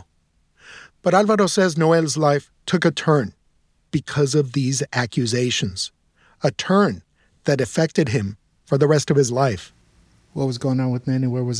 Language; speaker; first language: English; native; English